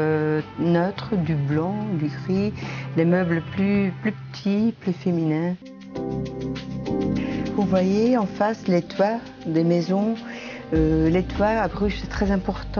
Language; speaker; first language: French; non-native, local second language; Dutch